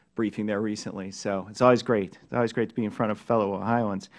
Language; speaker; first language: English; native; English